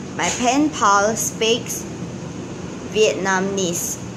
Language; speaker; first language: English; non-native, local second language; Chinese